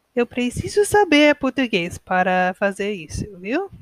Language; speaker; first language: Portuguese; non-native, learner; English